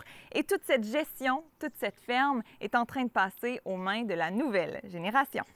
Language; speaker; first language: French; native; French